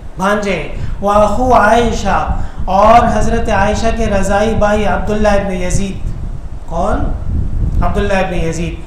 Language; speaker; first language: Urdu; non-native, local second language; Pashto